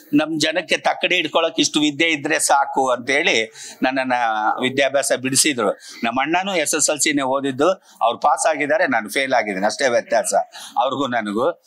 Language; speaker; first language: Kannada; native; Kannada